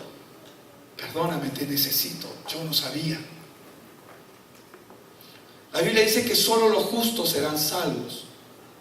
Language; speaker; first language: Spanish; native; Spanish